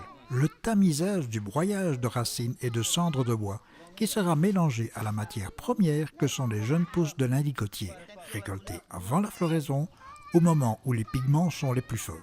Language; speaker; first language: French; native; French